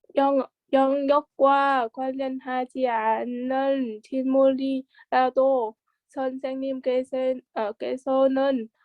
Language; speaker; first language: Korean; non-native, learner; Vietnamese